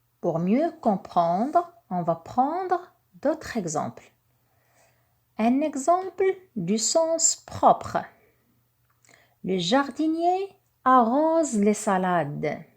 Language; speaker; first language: French; non-native, local second language; Arabic